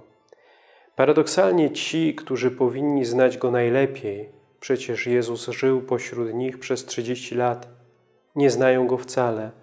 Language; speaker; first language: Polish; native; Polish